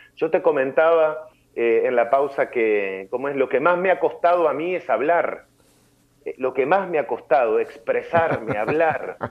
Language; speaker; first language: Spanish; native; Spanish